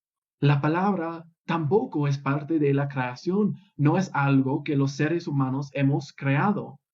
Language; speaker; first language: Spanish; non-native, fluent; English